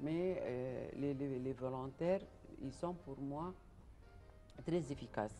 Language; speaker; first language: French; non-native, fluent; Arabic